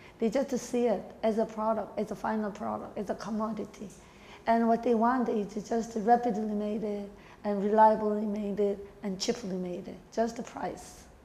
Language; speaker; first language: English; non-native, fluent; Korean